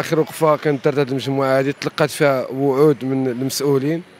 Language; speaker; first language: Arabic; native; Arabic